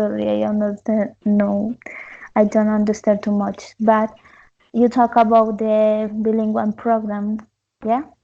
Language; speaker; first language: English; non-native, learner; Spanish